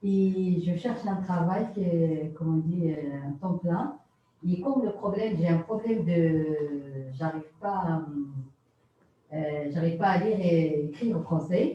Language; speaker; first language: French; non-native, learner; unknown